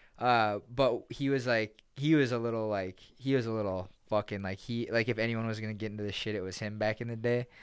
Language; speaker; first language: English; native; English